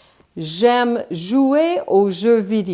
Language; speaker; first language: French; non-native, fluent; English